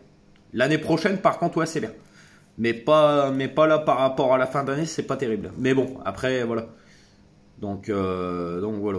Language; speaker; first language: French; native; French